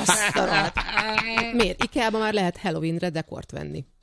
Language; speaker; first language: Hungarian; native; Hungarian